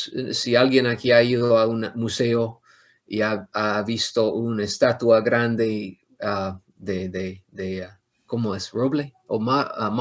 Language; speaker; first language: Spanish; non-native, fluent; English